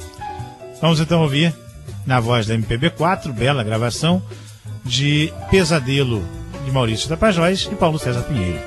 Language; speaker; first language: Portuguese; native; Portuguese